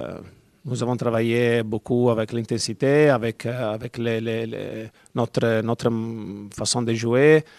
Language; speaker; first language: French; non-native, learner; Italian